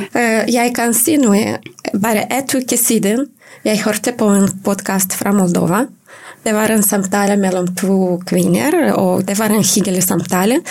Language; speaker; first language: Norwegian; non-native, learner; Romanian